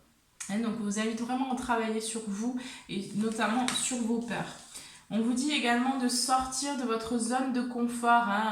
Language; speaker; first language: French; native; French